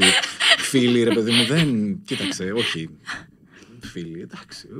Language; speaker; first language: Greek; native; Greek